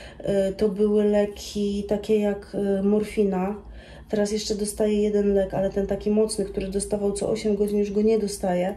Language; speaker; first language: Polish; native; Polish